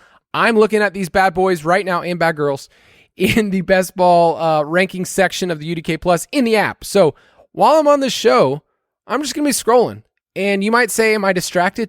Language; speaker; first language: English; native; English